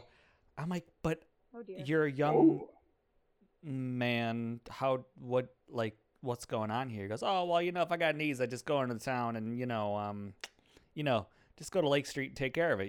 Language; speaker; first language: English; native; English